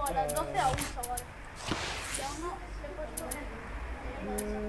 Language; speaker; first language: Spanish; native; Spanish